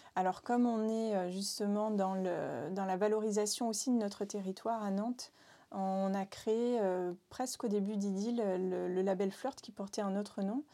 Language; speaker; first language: French; native; French